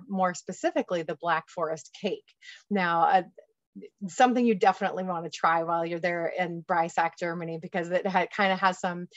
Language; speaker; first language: English; native; English